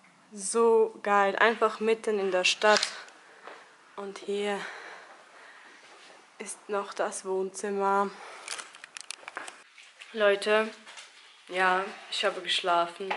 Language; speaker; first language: German; early bilingual, other home language; Albanian